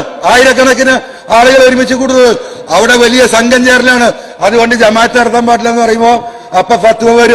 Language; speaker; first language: Malayalam; native; Malayalam